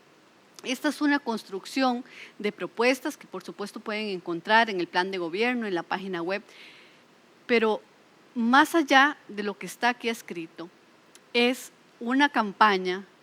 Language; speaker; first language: Spanish; native; Spanish